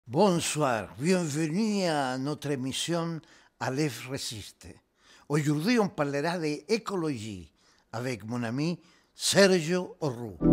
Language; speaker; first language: French; non-native, fluent; Spanish